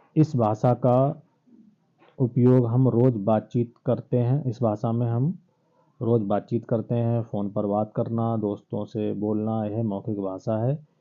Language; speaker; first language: Hindi; native; Hindi